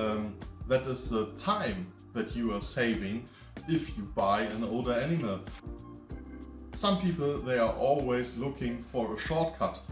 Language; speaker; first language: English; non-native, fluent; German